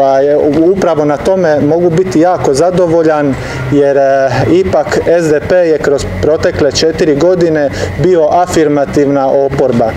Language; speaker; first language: Serbian; native; Serbian